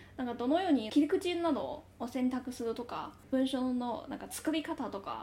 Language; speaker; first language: Japanese; non-native, fluent; Chinese